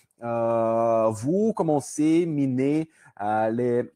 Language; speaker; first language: French; non-native, learner; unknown